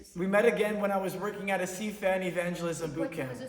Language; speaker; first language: English; native; English